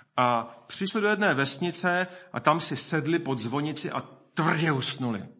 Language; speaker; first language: Czech; native; Czech